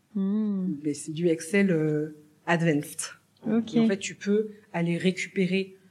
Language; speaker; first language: French; native; French